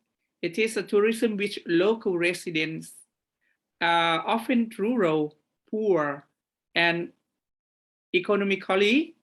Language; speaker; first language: English; non-native, fluent; Thai